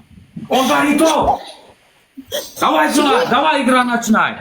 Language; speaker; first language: Russian; non-native, learner; Turkmen